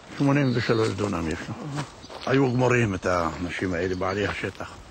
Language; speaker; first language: Hebrew; non-native, local second language; Arabic